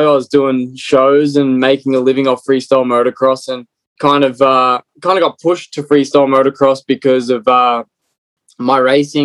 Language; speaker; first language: English; native; English